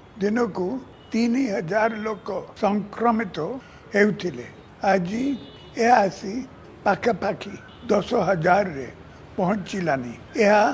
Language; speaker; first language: Odia; non-native, local second language; English